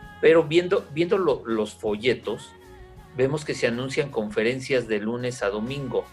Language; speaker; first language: Spanish; native; Spanish